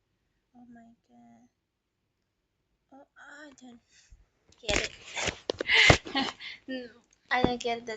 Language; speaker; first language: English; non-native, learner; Indonesian